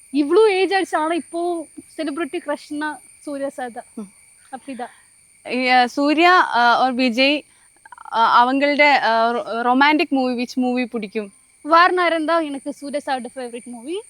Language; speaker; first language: Tamil; non-native, learner; Malayalam